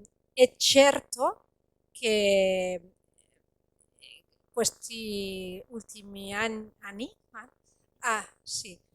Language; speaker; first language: Italian; non-native, fluent; Catalan